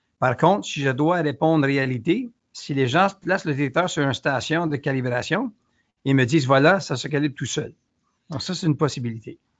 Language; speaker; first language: French; native; French